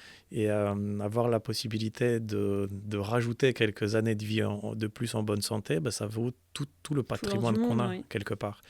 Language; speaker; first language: French; native; French